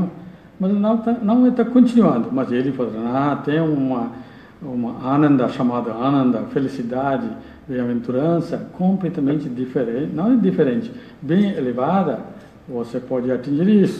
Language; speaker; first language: Portuguese; non-native, learner; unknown